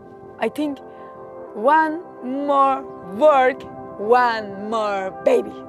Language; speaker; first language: English; non-native, learner; Turkish